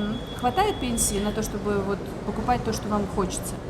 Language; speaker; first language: Russian; native; Russian